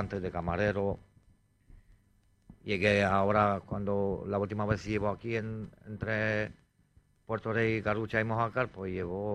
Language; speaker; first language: Spanish; non-native, fluent; Romanian